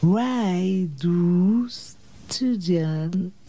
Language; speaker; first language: English; non-native, learner; French